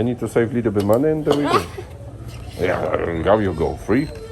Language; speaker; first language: English; non-native, learner; Polish